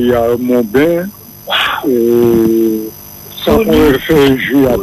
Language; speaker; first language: French; non-native, local second language; Guadeloupean Creole French